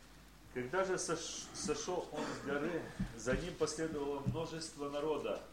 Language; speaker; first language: Polish; non-native, learner; Russian